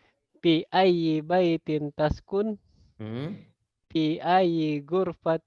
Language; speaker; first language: Arabic; non-native, learner; Indonesian